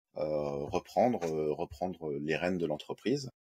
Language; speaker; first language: French; native; French